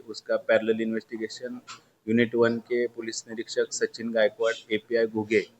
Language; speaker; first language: Hindi; non-native, local second language; Marathi